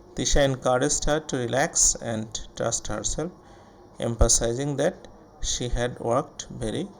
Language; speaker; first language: English; non-native, local second language; Bangla